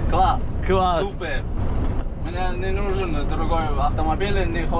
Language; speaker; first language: Russian; non-native, local second language; Uzbek